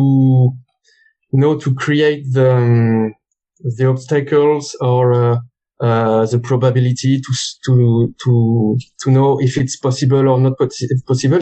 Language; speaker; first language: English; non-native, learner; French